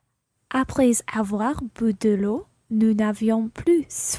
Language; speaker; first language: French; non-native, learner; English